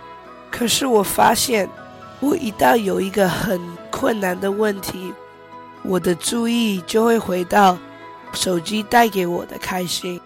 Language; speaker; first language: Chinese; early bilingual, heritage; Chinese